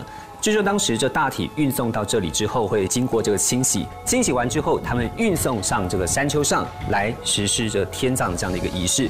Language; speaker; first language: Chinese; native; Chinese